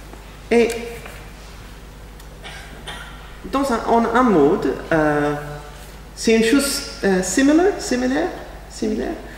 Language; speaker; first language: French; non-native, fluent; English